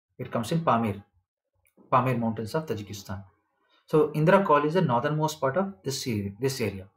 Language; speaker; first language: English; non-native, local second language; Kannada